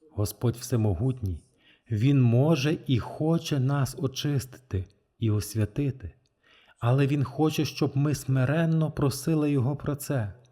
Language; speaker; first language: Ukrainian; non-native, fluent; French